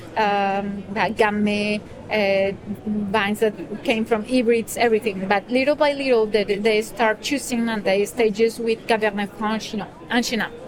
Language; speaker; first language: English; non-native, fluent; Spanish